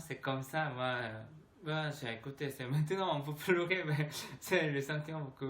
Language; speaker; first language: French; non-native, learner; Korean